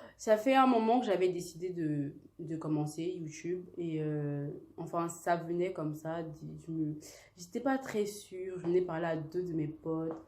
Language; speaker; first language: French; early bilingual, other home language; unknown